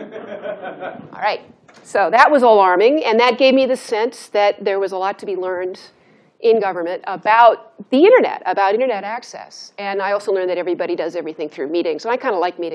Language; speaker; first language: English; native; English